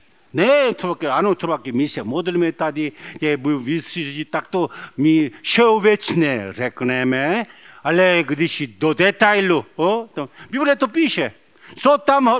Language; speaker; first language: Czech; non-native, learner; Korean